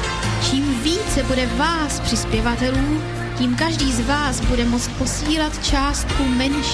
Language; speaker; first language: Czech; native; Czech